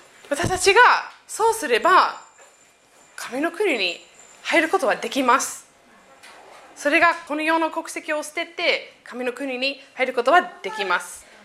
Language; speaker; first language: Japanese; non-native, fluent; English